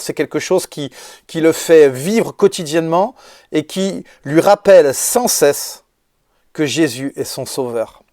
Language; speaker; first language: French; native; French